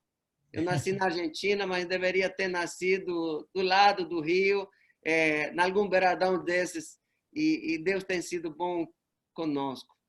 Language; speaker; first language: Portuguese; non-native, fluent; Spanish